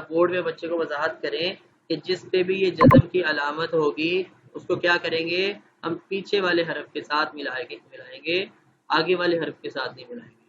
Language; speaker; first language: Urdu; non-native, local second language; Punjabi